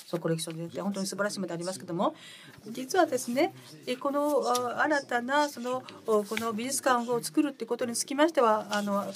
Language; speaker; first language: Japanese; non-native, fluent; French